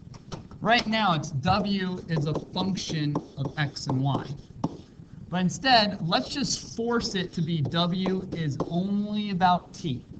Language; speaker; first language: English; native; English